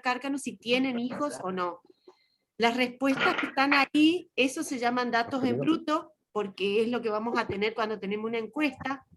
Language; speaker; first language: Spanish; native; Spanish